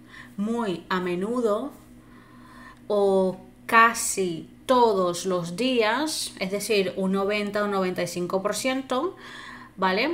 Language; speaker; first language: Spanish; non-native, fluent; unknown